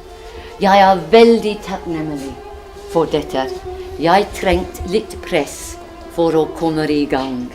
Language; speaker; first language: Norwegian; non-native, fluent; English